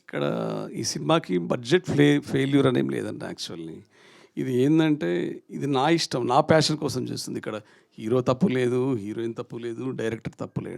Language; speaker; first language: Telugu; native; Telugu